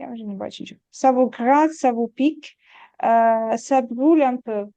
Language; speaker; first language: French; non-native, learner; Ukrainian